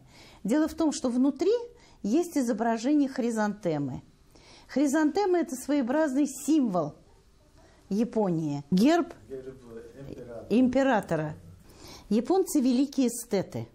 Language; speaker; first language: Russian; native; Russian